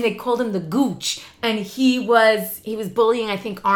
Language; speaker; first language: English; native; English